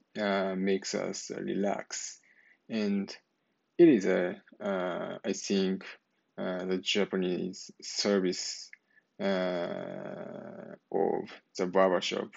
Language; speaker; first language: English; non-native, learner; Japanese